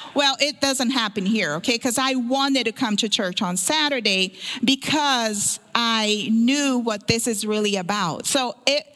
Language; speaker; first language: English; early bilingual, other home language; Portuguese